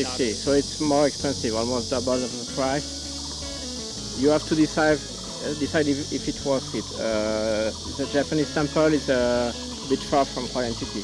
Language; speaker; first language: English; non-native, learner; French